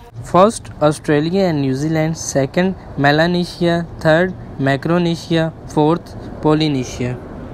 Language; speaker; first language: English; non-native, local second language; Urdu